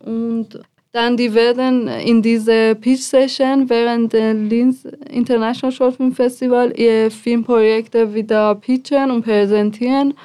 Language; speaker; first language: German; non-native, fluent; Persian